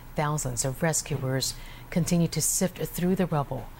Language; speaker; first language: English; non-native, local second language; Filipino